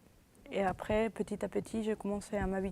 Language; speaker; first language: French; non-native, fluent; Spanish